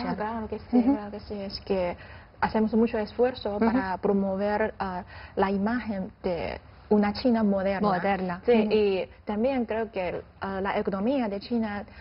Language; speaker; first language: Spanish; non-native, fluent; Chinese